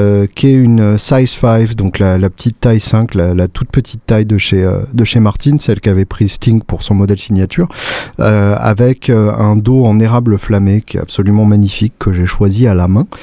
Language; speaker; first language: French; native; French